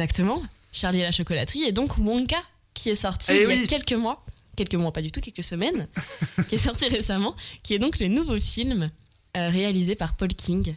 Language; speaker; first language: French; native; French